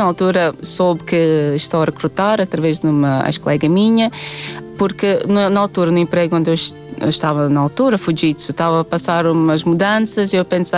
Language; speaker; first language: Portuguese; non-native, fluent; Latvian